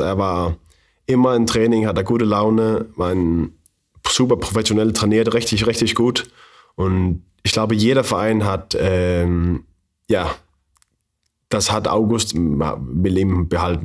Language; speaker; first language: German; non-native, learner; Faroese